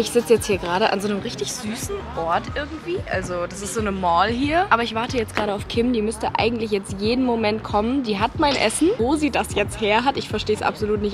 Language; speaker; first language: German; native; German